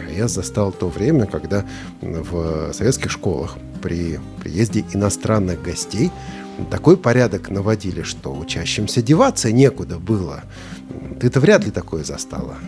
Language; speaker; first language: Russian; native; Russian